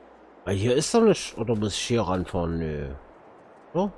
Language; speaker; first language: German; native; German